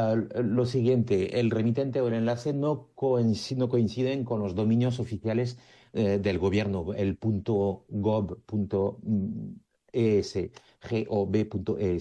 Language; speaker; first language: Spanish; native; Spanish